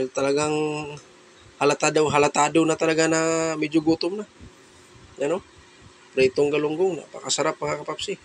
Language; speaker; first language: Filipino; non-native, local second language; Cebuano